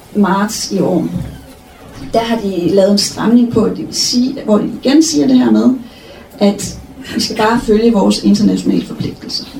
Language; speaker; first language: Danish; native; Danish